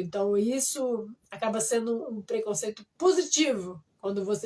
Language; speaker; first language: Portuguese; non-native, fluent; French